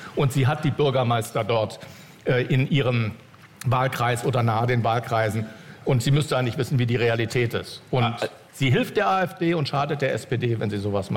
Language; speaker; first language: German; native; German